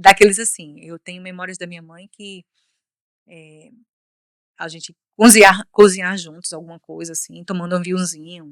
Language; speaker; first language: Portuguese; native; Portuguese